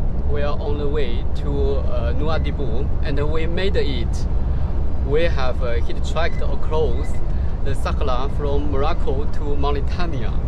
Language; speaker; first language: English; non-native, fluent; Chinese